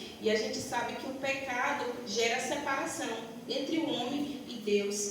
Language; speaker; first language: Portuguese; native; Portuguese